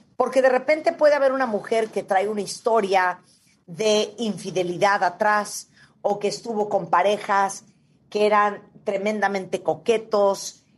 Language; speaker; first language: Spanish; native; Spanish